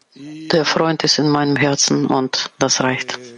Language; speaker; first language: German; non-native, fluent; Portuguese